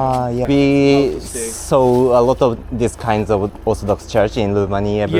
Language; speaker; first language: English; non-native, learner; Japanese